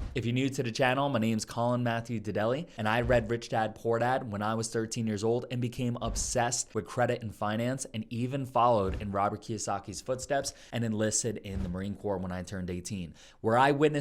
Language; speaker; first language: English; native; English